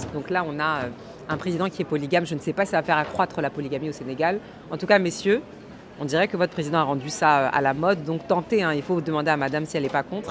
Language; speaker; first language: French; native; French